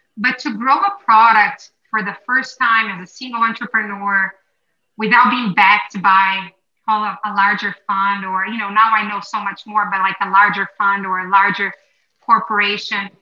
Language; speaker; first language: English; non-native, fluent; Portuguese